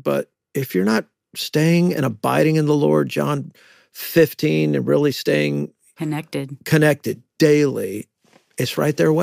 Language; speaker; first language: English; native; English